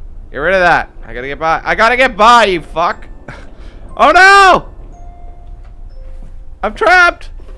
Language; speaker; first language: English; native; English